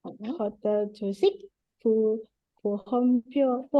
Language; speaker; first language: Korean; non-native, learner; Indonesian